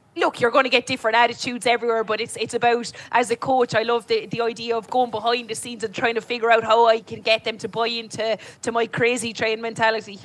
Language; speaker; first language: English; native; English